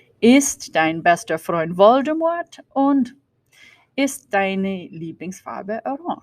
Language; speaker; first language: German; non-native, fluent; English